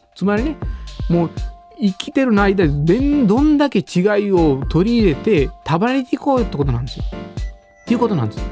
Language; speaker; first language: Japanese; non-native, fluent; Sinhala